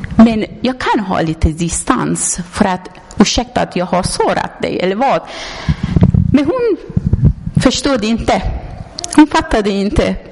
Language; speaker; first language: Swedish; non-native, learner; Persian